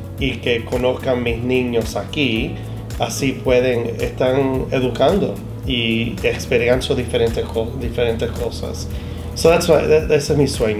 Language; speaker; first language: Spanish; early bilingual, heritage; Spanish